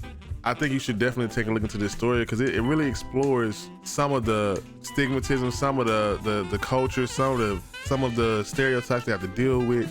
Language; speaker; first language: English; native; English